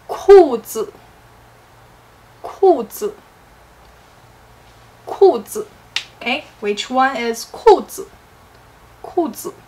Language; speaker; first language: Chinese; non-native, fluent; English